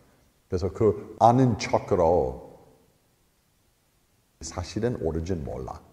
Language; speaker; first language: Korean; non-native, fluent; English